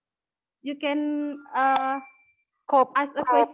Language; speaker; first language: English; non-native, learner; Indonesian